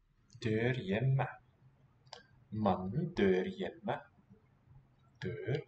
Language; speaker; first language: Norwegian; non-native, learner; English